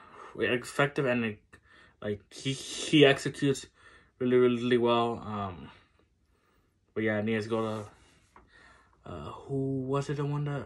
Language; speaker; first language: English; native; English